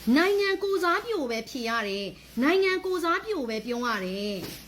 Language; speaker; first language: Burmese; non-native, local second language; S'gaw Karen